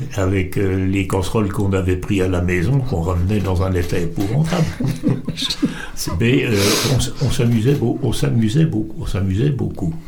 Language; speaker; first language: French; native; French